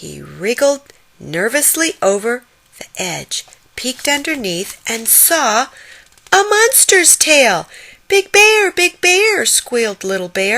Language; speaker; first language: English; native; English